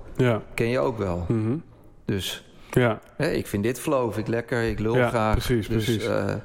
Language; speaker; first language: Dutch; native; Dutch